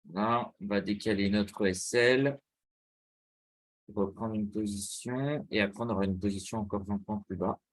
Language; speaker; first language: French; native; French